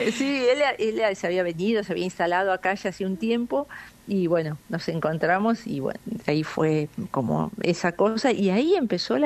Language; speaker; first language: Spanish; native; Spanish